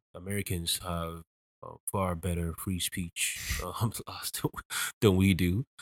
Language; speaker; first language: English; early bilingual, other home language; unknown